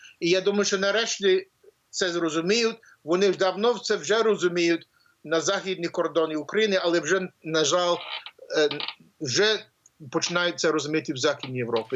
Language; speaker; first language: Ukrainian; early bilingual, heritage; English